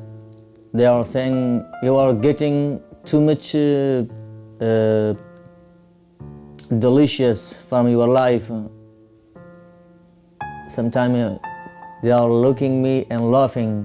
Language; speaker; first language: English; non-native, learner; Pashto